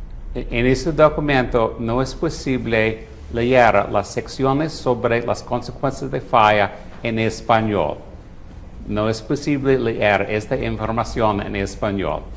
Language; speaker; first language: Spanish; non-native, fluent; English